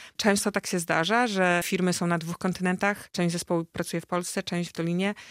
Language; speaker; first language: Polish; native; Polish